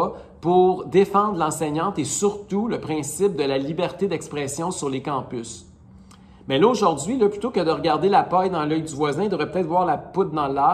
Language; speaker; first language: French; native; French